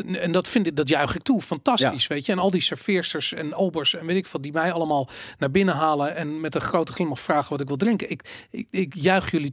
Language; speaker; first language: Dutch; native; Dutch